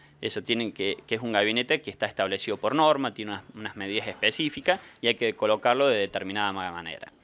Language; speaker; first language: Spanish; native; Spanish